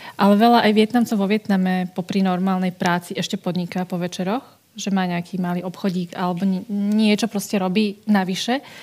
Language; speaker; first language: Slovak; early bilingual, other home language; Vietnamese